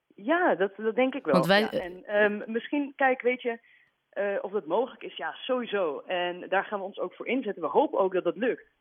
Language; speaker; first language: Dutch; native; Dutch